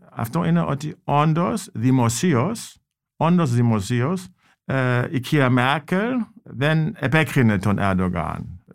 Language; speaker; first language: Greek; non-native, fluent; German